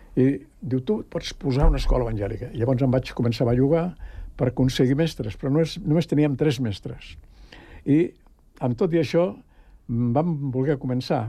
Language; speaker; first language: Catalan; native; Catalan